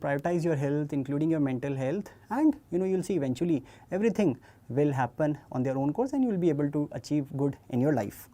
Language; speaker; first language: English; non-native, local second language; Hindi